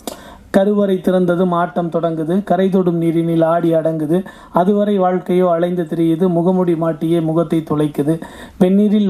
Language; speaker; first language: Tamil; native; Tamil